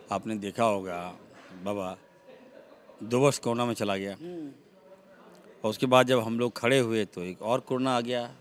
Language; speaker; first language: Hindi; native; Hindi